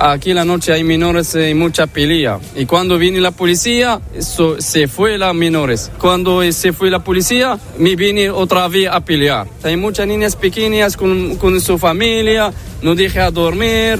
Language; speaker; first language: Spanish; non-native, learner; Arabic